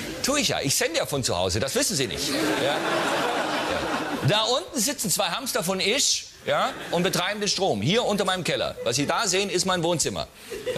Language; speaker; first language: German; native; German